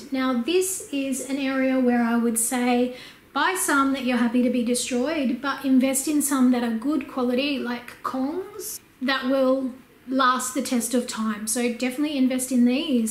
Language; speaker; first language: English; native; English